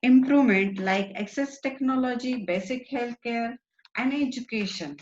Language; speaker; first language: English; non-native, local second language; Marathi